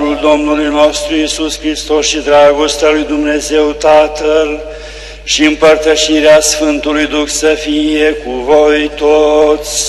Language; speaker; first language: Romanian; native; Romanian